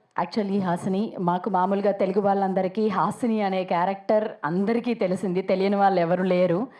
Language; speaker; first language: Telugu; native; Telugu